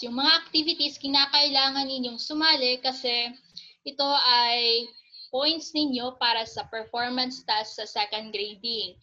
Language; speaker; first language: Filipino; native; Filipino